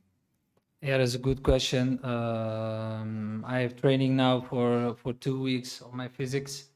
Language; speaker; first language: English; non-native, fluent; Dutch